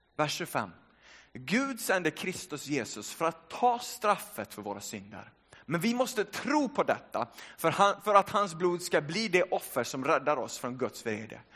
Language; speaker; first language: Swedish; early bilingual, other home language; Finnish